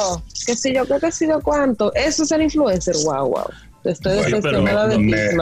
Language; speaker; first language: Spanish; native; Spanish